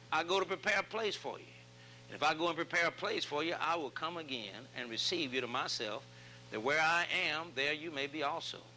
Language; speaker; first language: English; native; English